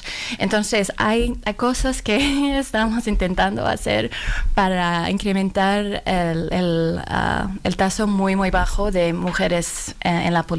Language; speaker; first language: Spanish; non-native, fluent; Finnish